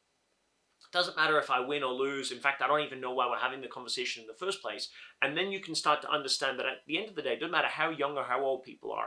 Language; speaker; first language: English; native; English